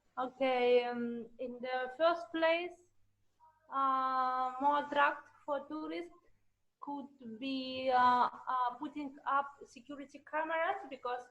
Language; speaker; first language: English; non-native, learner; Russian